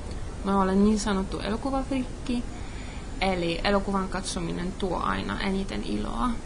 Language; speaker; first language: Finnish; non-native, fluent; Polish